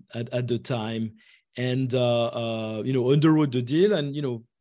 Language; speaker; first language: English; non-native, fluent; French